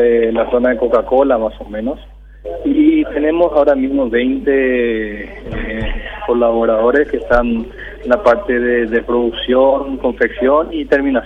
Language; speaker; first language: Spanish; early bilingual, other home language; Korean